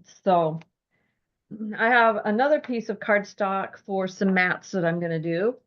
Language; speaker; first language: English; native; English